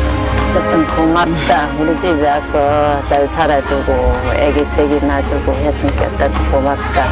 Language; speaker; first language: Korean; native; Korean